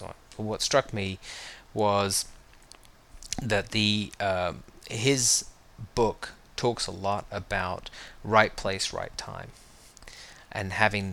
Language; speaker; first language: English; native; English